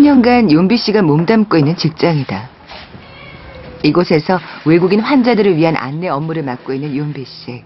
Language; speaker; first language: Korean; native; Korean